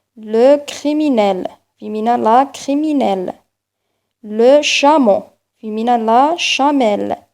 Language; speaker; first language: French; non-native, local second language; Arabic